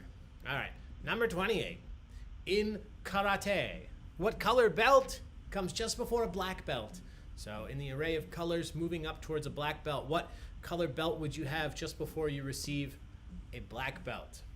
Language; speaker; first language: English; native; English